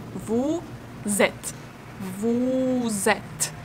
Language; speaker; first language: French; non-native, fluent; Russian